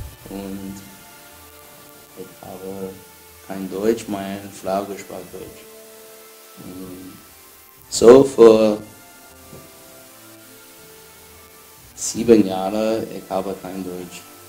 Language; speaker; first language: German; non-native, learner; English